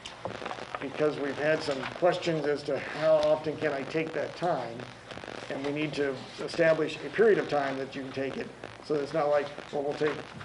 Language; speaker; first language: English; native; English